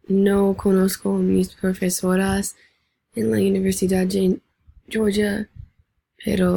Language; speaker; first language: Spanish; non-native, learner; English